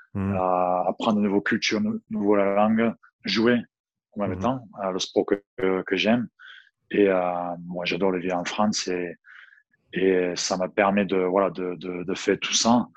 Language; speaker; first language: French; non-native, fluent; English